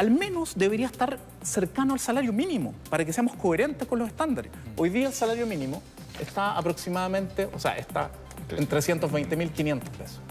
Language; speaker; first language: Spanish; native; Spanish